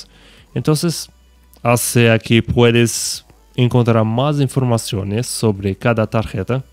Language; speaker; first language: Spanish; non-native, fluent; Portuguese